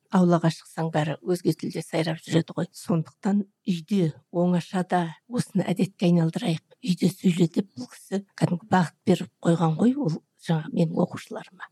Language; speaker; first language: Kazakh; native; Kazakh